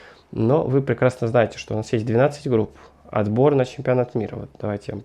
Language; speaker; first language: Russian; native; Russian